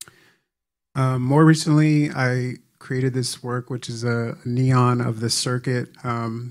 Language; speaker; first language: English; native; English